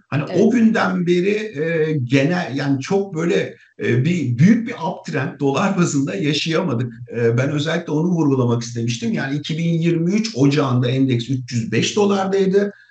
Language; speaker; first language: Turkish; native; Turkish